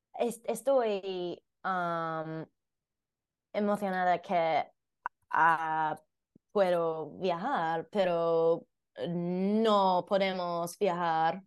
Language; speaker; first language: Spanish; non-native, learner; English